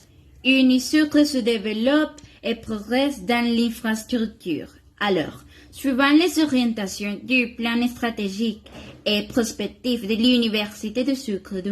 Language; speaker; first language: French; non-native, learner; Spanish